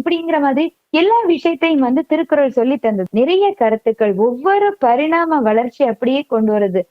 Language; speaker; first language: Tamil; non-native, local second language; Malayalam